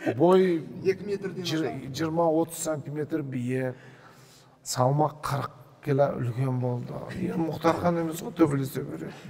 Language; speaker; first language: Kazakh; native; Kazakh